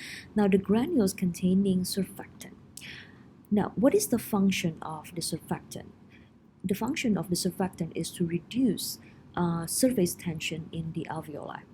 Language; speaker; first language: English; non-native, fluent; Indonesian